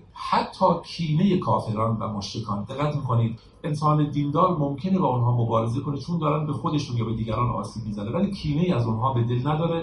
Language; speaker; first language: Persian; native; Persian